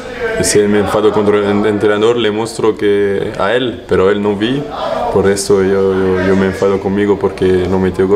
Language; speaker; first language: Spanish; non-native, learner; French